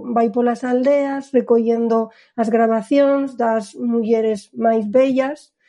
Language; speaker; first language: Galician; non-native, fluent; Spanish